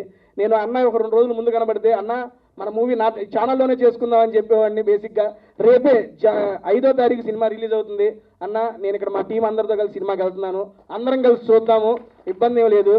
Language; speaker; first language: Telugu; native; Telugu